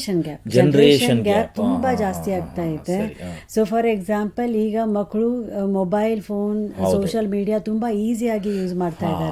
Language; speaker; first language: Kannada; non-native, local second language; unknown